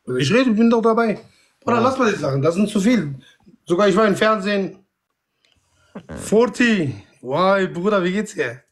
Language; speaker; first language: German; non-native, fluent; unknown